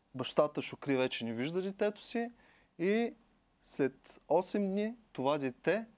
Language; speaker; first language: Bulgarian; native; Bulgarian